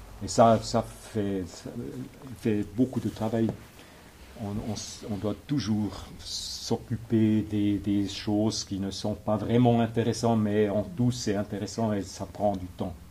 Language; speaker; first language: French; non-native, local second language; German